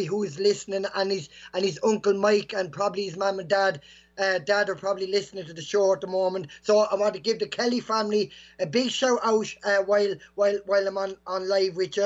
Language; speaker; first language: English; native; English